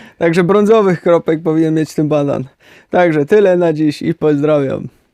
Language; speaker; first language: Polish; native; Polish